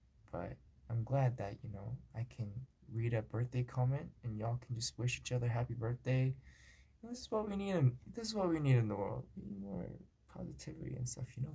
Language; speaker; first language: English; early bilingual, other home language; Korean